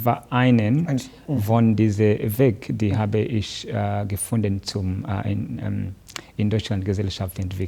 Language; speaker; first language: German; non-native, learner; Kinyarwanda